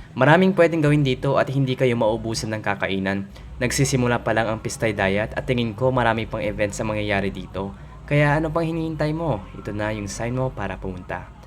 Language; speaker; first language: Filipino; non-native, local second language; Pangasinan